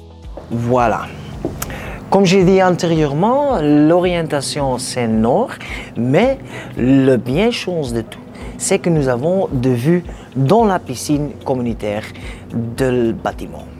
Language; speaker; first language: French; non-native, learner; Spanish